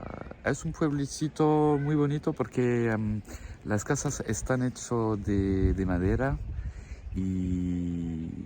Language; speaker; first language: Spanish; non-native, fluent; French